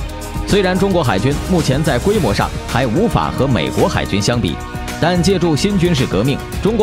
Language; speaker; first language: Chinese; native; Chinese